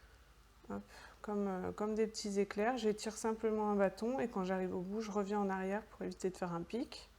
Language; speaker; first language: French; native; French